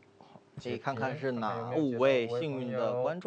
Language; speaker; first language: Chinese; native; Chinese